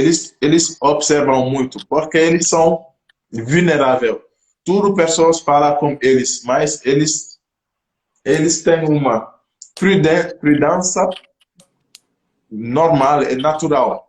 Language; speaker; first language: Portuguese; non-native, local second language; French